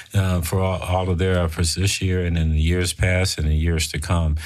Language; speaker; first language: English; native; English